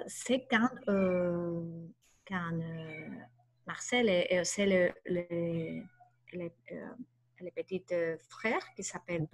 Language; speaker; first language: French; non-native, learner; Spanish